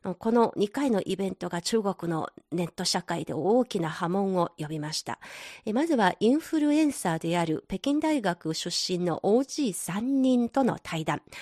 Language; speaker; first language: Japanese; non-native, fluent; Chinese